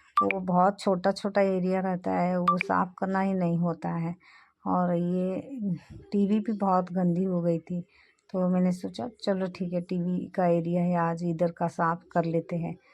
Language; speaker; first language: Hindi; non-native, local second language; Marathi